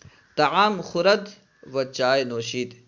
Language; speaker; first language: Persian; non-native, fluent; Urdu